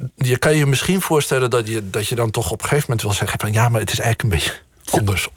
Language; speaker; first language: Dutch; native; Dutch